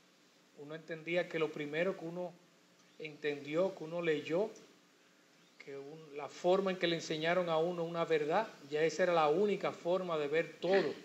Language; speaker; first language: Spanish; native; Spanish